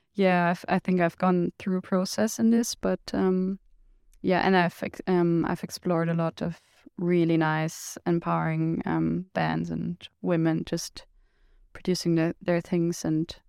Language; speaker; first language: English; non-native, fluent; German